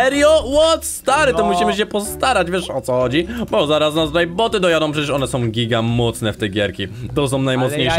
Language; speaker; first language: Polish; native; Polish